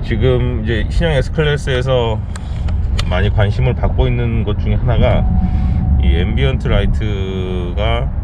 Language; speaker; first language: Korean; native; Korean